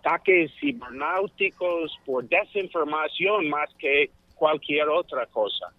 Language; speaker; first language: Spanish; non-native, fluent; English